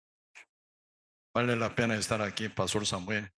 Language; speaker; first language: Spanish; non-native, learner; Korean